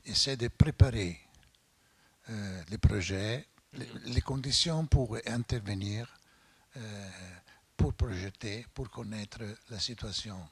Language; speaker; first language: French; non-native, fluent; Italian